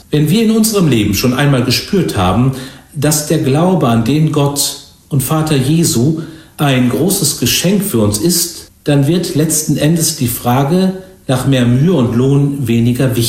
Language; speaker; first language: German; native; German